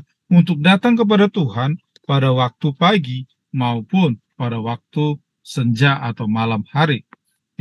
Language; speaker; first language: Indonesian; native; Indonesian